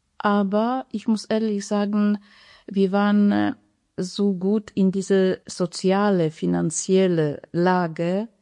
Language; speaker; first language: German; non-native, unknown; Polish